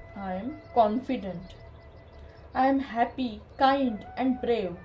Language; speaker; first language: English; non-native, local second language; Marathi